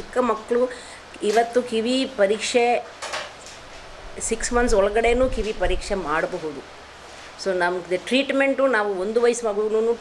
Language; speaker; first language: Kannada; non-native, local second language; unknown